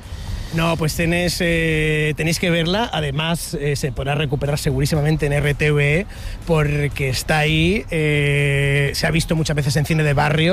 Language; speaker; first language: Spanish; native; Spanish